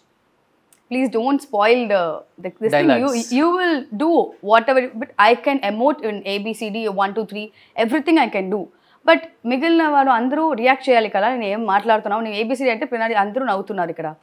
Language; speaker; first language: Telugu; non-native, learner; Tamil